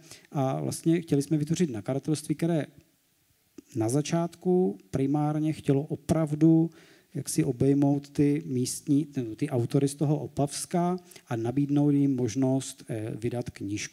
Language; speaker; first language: Czech; native; Czech